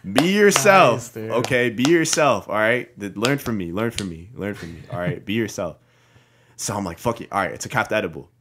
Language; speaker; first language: English; native; English